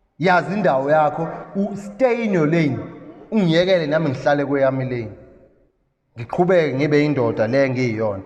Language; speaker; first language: Zulu; native; Zulu